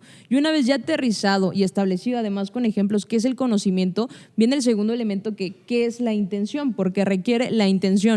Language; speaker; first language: Spanish; native; Spanish